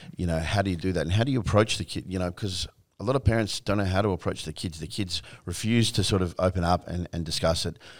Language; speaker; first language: English; native; English